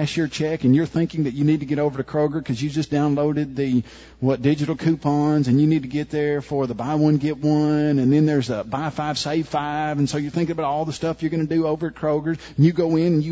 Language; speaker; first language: English; native; English